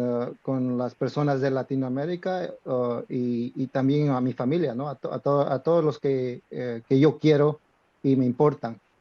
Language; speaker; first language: Spanish; non-native, fluent; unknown